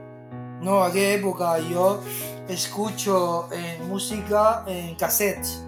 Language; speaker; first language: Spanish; non-native, learner; Chinese